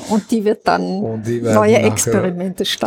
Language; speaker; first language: German; native; German